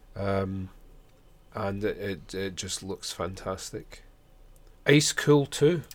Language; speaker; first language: English; native; English